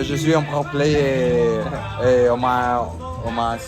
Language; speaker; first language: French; non-native, learner; Spanish